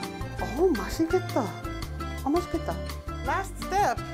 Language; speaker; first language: Korean; non-native, learner; English